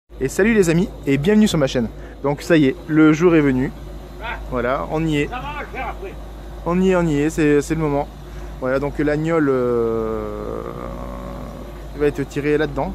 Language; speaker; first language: French; native; French